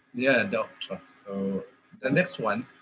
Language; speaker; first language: English; non-native, learner; Tedim Chin